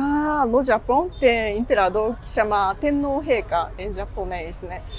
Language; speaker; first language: Portuguese; non-native, fluent; Japanese